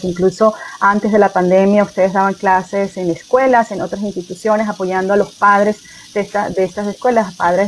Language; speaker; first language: Spanish; native; Spanish